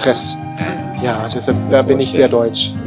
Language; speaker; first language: German; native; German